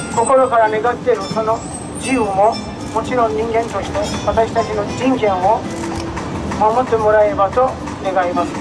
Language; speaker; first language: Japanese; non-native, fluent; Persian